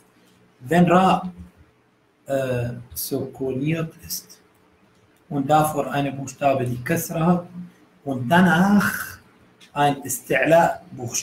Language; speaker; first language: German; non-native, fluent; Arabic